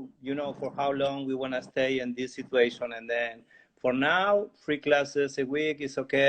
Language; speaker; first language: English; non-native, learner; Spanish